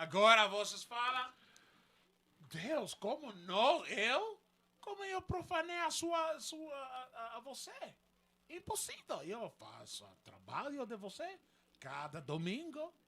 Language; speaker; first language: Portuguese; non-native, learner; Spanish